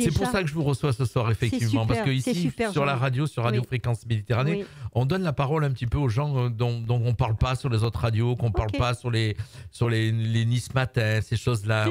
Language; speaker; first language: French; native; French